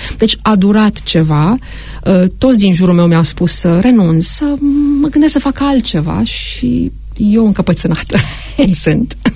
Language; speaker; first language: Romanian; native; Romanian